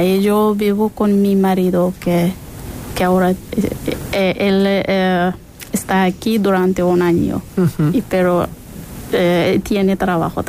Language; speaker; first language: Spanish; non-native, learner; Persian